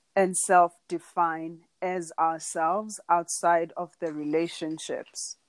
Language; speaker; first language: English; non-native, local second language; Xhosa